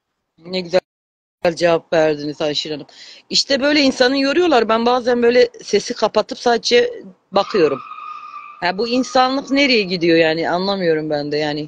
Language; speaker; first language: Turkish; native; Turkish